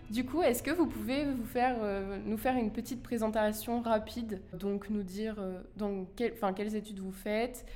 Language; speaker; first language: French; native; French